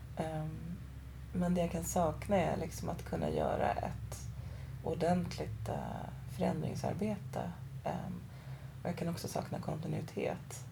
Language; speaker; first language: Swedish; early bilingual, other home language; Persian